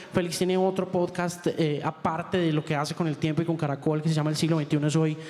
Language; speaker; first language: Spanish; native; Spanish